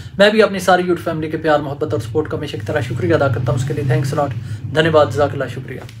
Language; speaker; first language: Urdu; non-native, local second language; Punjabi